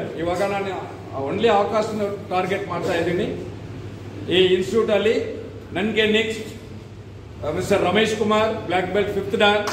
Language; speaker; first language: Kannada; non-native, local second language; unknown